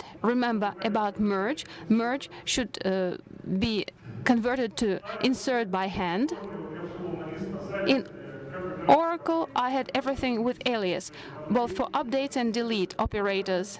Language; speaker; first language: English; non-native, fluent; Russian